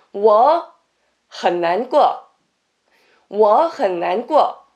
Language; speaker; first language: Chinese; non-native, fluent; Korean